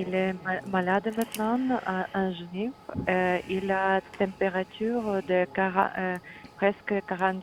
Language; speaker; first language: French; non-native, learner; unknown